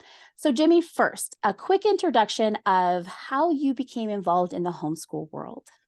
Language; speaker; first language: English; native; English